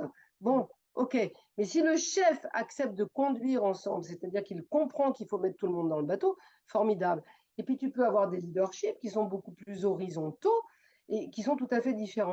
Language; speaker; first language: French; native; French